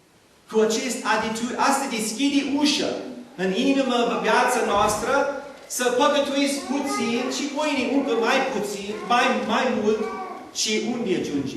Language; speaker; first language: Romanian; non-native, learner; English